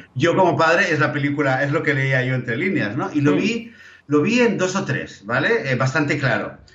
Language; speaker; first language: Spanish; native; Spanish